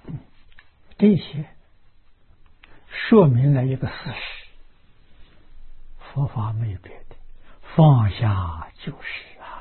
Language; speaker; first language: Chinese; native; Chinese